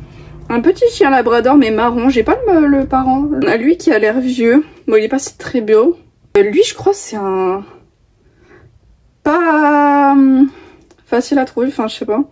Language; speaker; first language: French; native; French